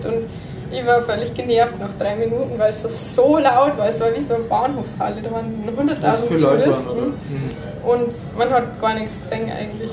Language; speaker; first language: German; native; German